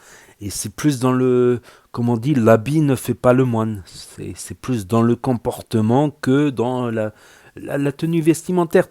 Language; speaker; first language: French; native; French